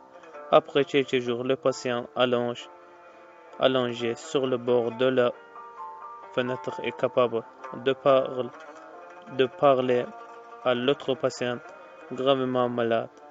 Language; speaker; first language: French; non-native, fluent; Azerbaijani